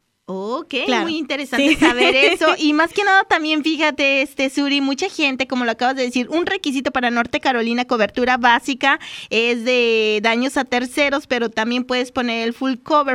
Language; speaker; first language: Spanish; native; Spanish